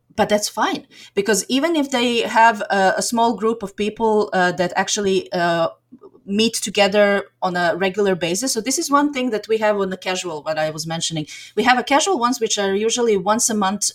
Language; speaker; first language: English; non-native, fluent; Serbian